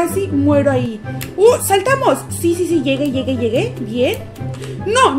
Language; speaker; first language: Spanish; native; Spanish